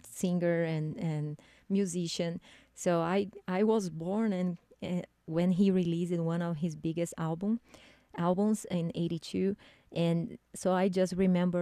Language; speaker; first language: English; non-native, fluent; Portuguese